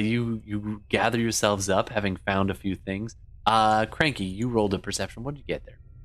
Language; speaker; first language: English; native; English